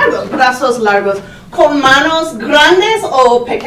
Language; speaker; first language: Spanish; non-native, fluent; English